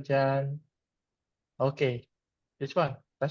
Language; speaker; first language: English; non-native, learner; Indonesian